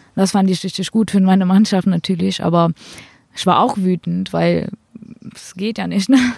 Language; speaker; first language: German; non-native, fluent; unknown